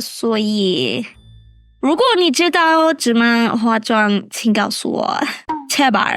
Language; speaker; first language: Chinese; non-native, learner; English